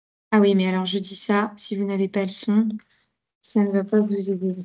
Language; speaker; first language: French; native; French